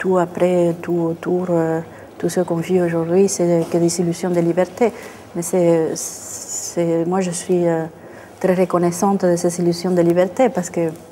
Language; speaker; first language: French; non-native, fluent; Spanish